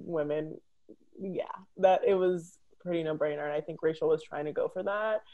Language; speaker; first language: English; native; English